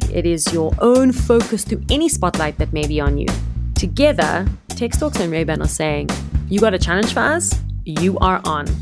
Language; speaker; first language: English; native; English